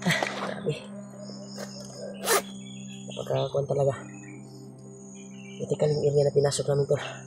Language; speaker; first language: Filipino; non-native, local second language; Cebuano